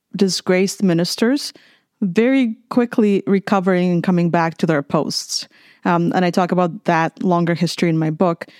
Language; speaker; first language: English; non-native, fluent; Russian